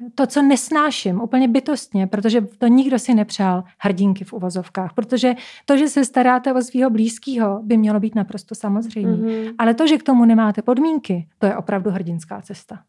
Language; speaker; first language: Czech; native; Czech